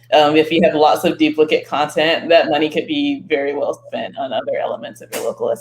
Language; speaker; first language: English; native; English